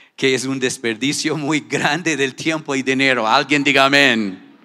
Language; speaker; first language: Spanish; non-native, fluent; English